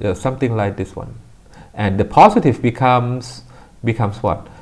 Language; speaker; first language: English; non-native, fluent; Thai